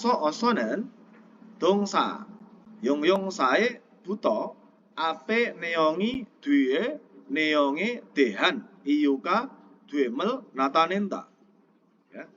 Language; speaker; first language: Korean; non-native, fluent; Indonesian